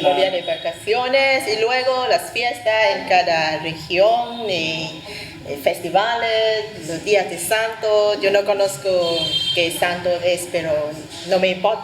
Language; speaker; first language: Spanish; non-native, fluent; Vietnamese